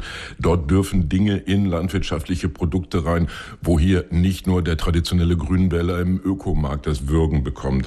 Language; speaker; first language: German; native; German